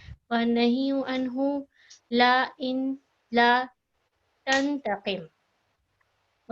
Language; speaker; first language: Arabic; non-native, learner; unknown